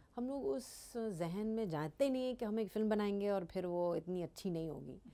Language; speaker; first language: Hindi; early bilingual, heritage; Hindi